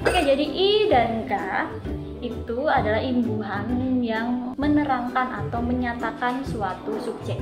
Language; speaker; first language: Indonesian; native; Indonesian